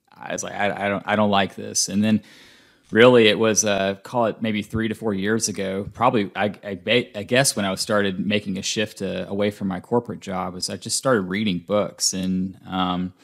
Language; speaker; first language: English; native; English